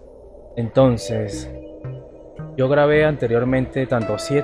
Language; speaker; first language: Spanish; native; Spanish